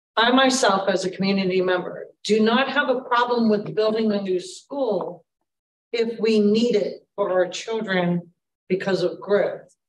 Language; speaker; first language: English; native; English